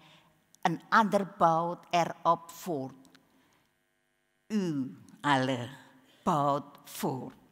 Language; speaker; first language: Dutch; non-native, learner; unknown